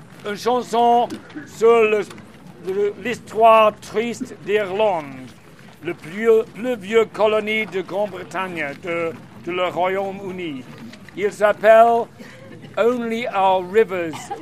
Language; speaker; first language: French; non-native, learner; English